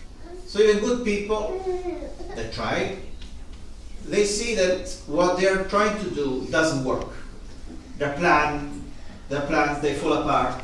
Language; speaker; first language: English; non-native, fluent; Italian